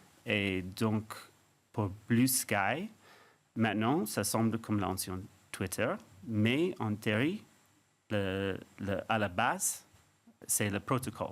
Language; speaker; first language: French; non-native, fluent; English